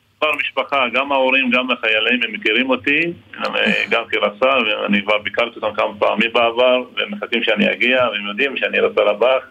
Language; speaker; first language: Hebrew; non-native, local second language; Arabic